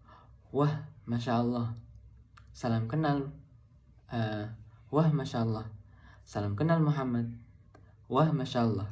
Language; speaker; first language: Indonesian; non-native, fluent; Arabic